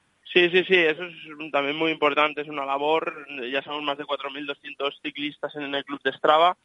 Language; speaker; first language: Spanish; native; Spanish